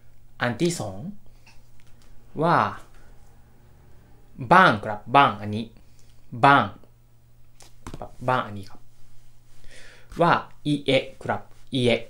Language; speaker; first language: Thai; non-native, fluent; Japanese